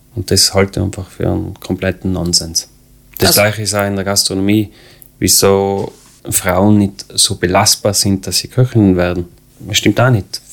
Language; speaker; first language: German; early bilingual, other home language; Croatian